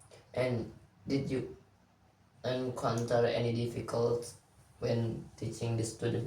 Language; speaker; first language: English; non-native, learner; Indonesian